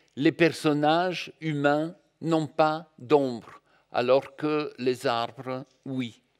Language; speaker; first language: French; non-native, fluent; Bulgarian